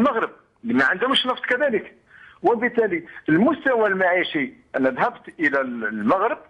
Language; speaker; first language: Arabic; native; Arabic